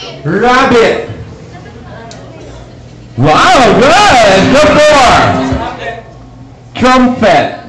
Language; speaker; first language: English; non-native, local second language; Filipino